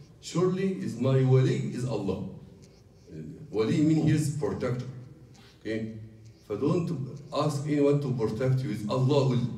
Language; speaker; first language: English; non-native, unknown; Arabic